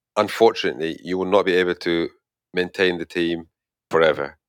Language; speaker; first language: English; non-native, fluent; Arabic